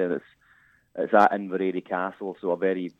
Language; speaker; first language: English; native; English